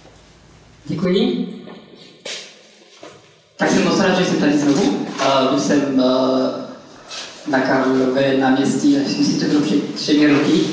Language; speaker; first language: Czech; non-native, fluent; French